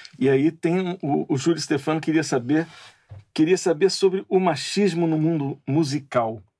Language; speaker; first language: Portuguese; native; Portuguese